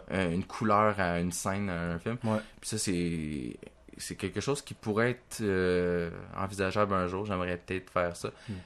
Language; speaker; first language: French; native; French